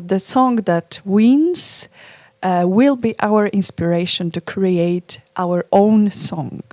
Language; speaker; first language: English; non-native, fluent; Polish